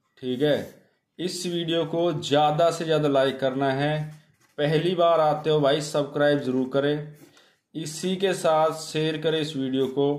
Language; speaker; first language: Hindi; native; Hindi